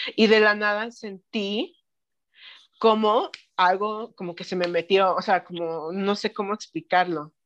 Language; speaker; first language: Spanish; early bilingual, heritage; Spanish